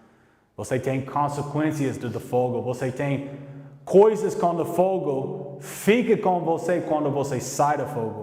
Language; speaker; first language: Portuguese; non-native, learner; English